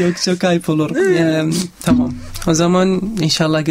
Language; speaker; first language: Turkish; non-native, learner; Arabic